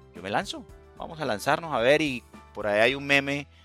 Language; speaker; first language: Spanish; native; Spanish